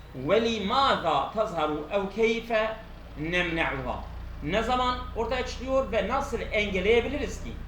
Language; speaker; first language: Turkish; non-native, local second language; Kurdish